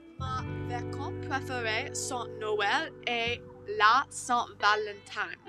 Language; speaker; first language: French; non-native, learner; English